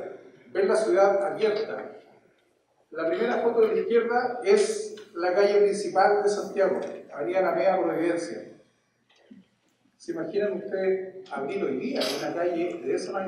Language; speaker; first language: Spanish; native; Spanish